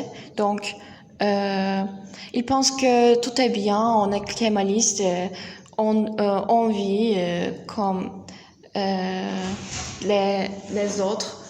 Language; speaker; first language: French; non-native, learner; Turkish